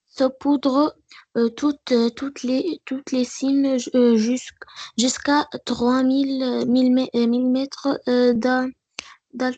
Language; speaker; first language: French; non-native, learner; Arabic